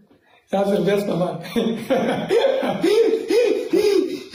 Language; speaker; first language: German; non-native, learner; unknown